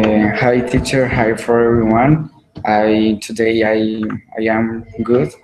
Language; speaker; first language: English; non-native, learner; Spanish